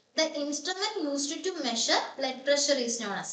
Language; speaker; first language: English; non-native, local second language; Malayalam